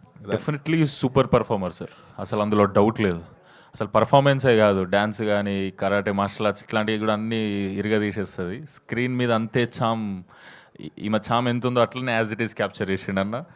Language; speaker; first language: Telugu; native; Telugu